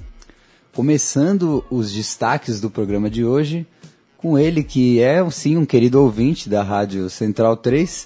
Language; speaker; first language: Portuguese; native; Portuguese